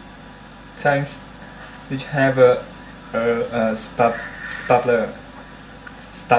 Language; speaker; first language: English; non-native, learner; Vietnamese